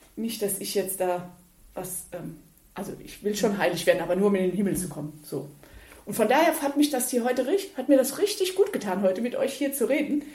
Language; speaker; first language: German; native; German